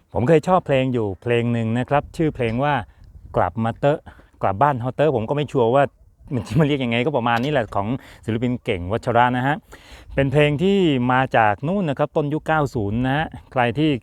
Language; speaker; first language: Thai; native; Thai